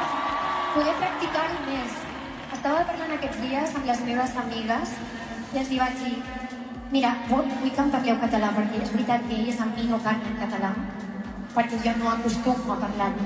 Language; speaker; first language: Catalan; non-native, local second language; Spanish